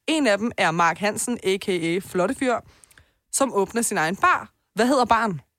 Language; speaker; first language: Danish; early bilingual, other home language; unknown